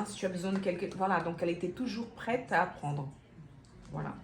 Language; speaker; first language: French; non-native, fluent; Portuguese